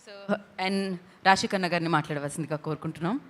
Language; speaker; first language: Telugu; native; Telugu